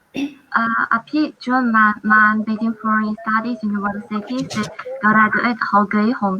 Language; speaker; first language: Hindi; non-native, fluent; Chinese